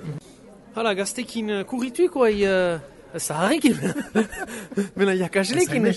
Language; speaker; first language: Basque; native; Basque